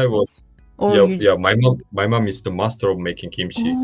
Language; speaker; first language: English; non-native, learner; Korean